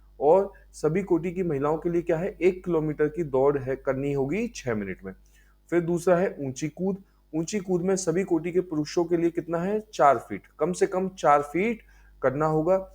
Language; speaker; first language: Hindi; native; Hindi